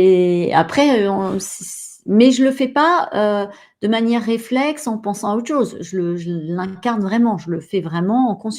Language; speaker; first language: French; native; French